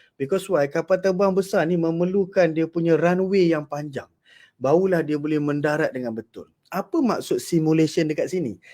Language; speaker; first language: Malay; native; Malay